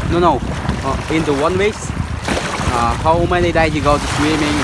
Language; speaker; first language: English; non-native, learner; Vietnamese